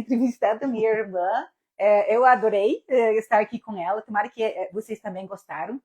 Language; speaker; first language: Portuguese; non-native, fluent; English